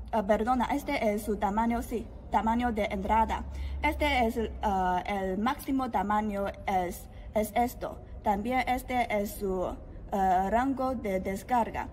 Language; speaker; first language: Spanish; non-native, learner; Chinese